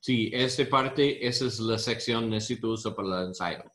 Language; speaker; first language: Spanish; non-native, learner; English